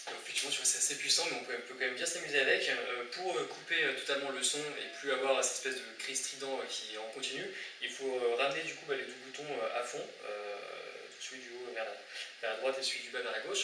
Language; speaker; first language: French; native; French